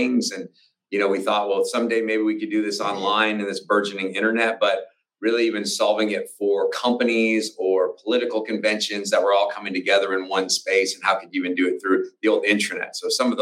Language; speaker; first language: English; native; English